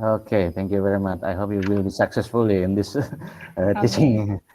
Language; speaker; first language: English; non-native, local second language; Indonesian